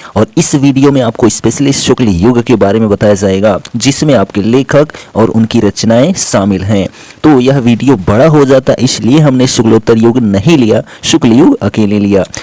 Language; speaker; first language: Hindi; native; Hindi